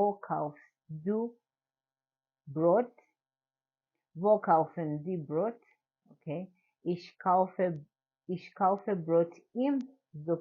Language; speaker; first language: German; non-native, learner; English